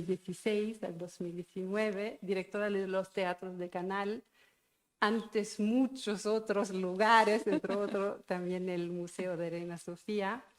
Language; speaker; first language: Spanish; non-native, fluent; German